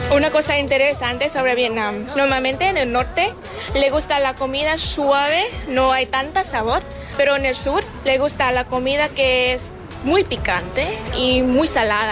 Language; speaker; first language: Spanish; non-native, learner; Vietnamese